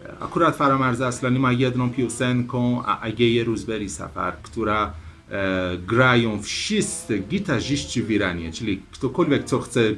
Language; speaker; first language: Polish; non-native, learner; Persian